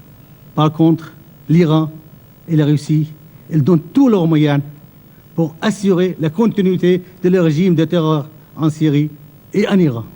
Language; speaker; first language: French; non-native, fluent; Arabic